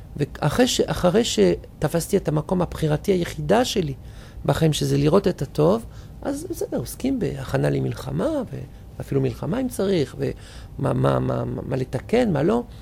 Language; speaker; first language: Hebrew; non-native, fluent; French